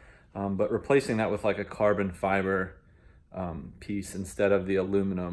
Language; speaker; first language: English; native; English